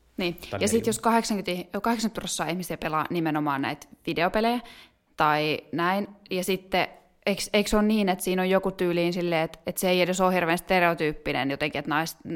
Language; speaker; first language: Finnish; native; Finnish